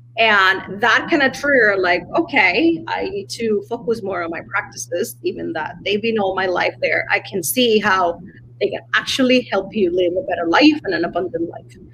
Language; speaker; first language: English; non-native, fluent; Spanish